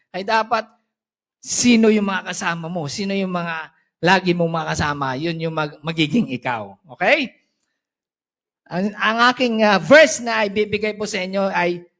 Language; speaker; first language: Filipino; non-native, local second language; Cebuano